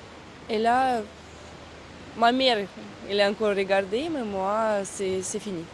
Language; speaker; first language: French; non-native, fluent; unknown